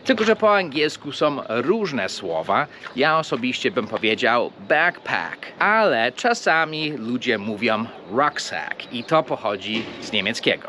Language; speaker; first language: Polish; early bilingual, heritage; English